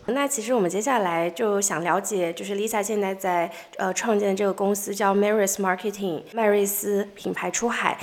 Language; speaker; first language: Chinese; native; Chinese